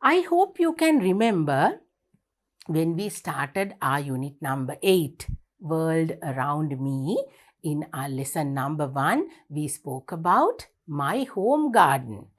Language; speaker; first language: English; non-native, local second language; Sinhala